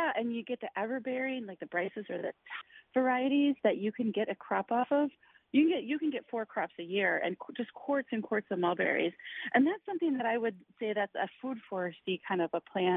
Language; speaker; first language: English; native; English